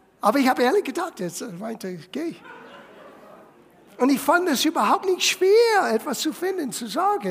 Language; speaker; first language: German; non-native, fluent; English